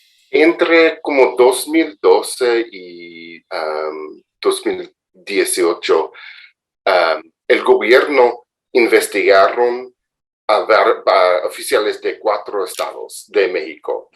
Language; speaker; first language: Spanish; non-native, fluent; English